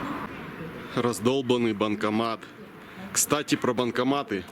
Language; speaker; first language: Russian; native; Russian